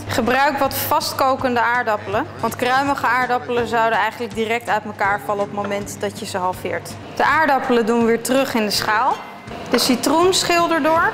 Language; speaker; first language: Dutch; non-native, fluent; Italian